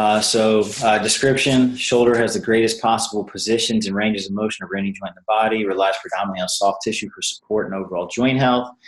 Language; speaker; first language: English; native; English